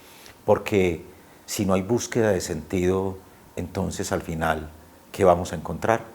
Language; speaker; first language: Spanish; native; Spanish